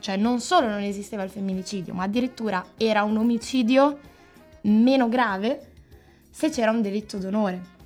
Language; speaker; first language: Italian; native; Italian